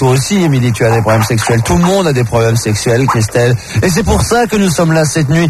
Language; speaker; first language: French; native; French